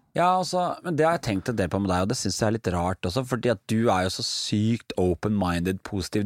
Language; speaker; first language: Norwegian; native; Norwegian